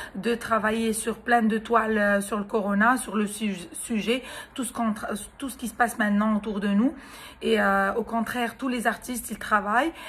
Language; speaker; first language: French; non-native, local second language; Arabic